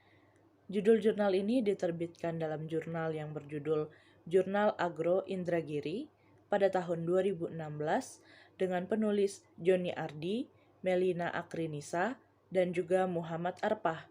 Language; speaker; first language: Indonesian; native; Indonesian